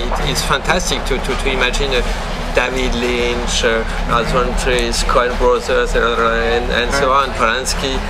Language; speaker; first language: English; non-native, learner; French